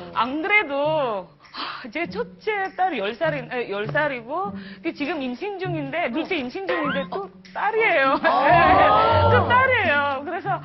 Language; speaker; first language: Korean; non-native, fluent; Indonesian